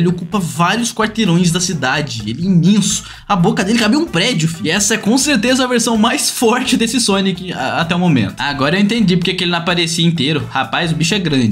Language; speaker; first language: Portuguese; native; Portuguese